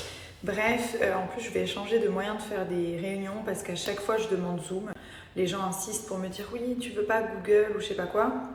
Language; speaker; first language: French; native; French